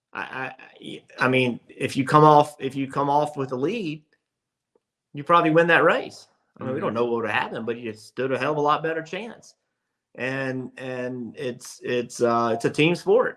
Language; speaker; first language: English; native; English